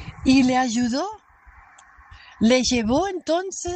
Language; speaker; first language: Spanish; non-native, fluent; German